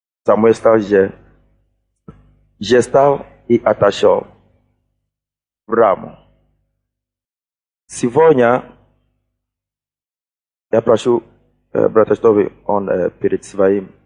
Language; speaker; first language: Russian; non-native, fluent; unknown